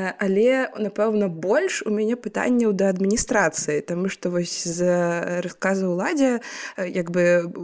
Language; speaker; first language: Belarusian; non-native, local second language; Russian